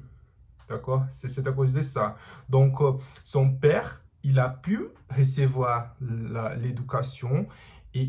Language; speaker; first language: French; non-native, learner; Portuguese